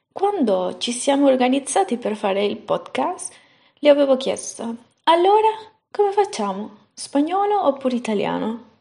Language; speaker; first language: Italian; non-native, fluent; Spanish